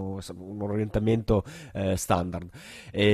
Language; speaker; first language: Italian; native; Italian